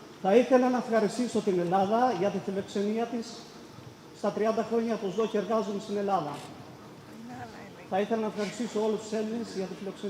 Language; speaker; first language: Greek; non-native, fluent; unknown